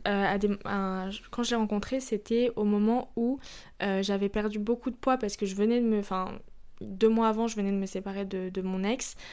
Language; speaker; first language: French; early bilingual, other home language; Arabic